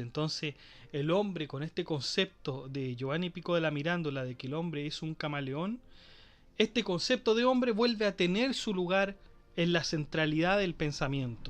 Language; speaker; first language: Spanish; native; Spanish